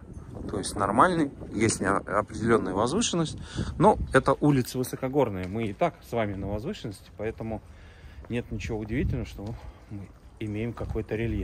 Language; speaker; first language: Russian; native; Russian